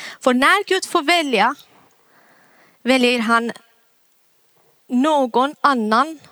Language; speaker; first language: Swedish; non-native, fluent; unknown